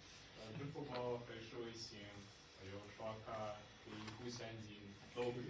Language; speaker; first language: Chinese; non-native, learner; Somali